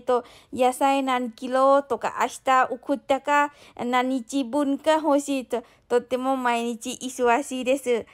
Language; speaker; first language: Japanese; non-native, learner; Thai